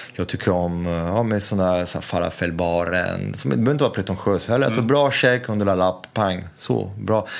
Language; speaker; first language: Swedish; non-native, fluent; French